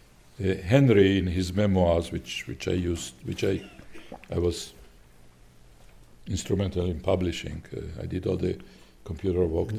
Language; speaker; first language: English; non-native, fluent; Slovak